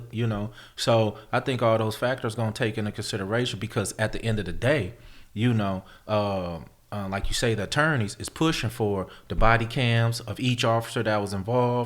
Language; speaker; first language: English; native; English